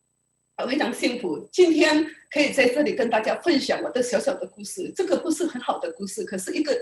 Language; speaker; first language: Chinese; early bilingual, heritage; Indonesian